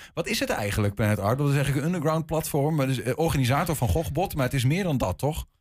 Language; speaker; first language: Dutch; native; Dutch